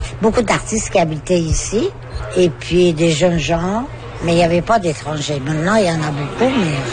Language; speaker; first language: French; non-native, fluent; Persian